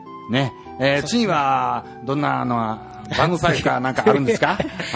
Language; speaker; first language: Japanese; native; Japanese